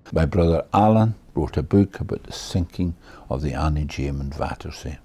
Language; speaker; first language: English; native; English